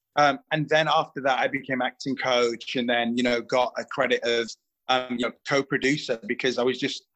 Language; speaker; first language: English; native; English